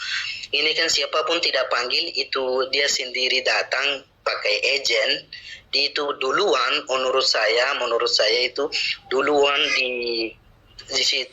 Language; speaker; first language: Indonesian; non-native, learner; Rohingya